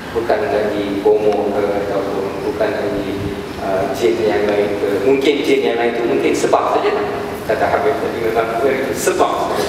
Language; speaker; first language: Malay; native; Malay